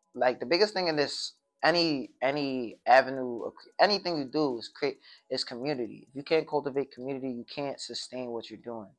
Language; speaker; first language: English; native; English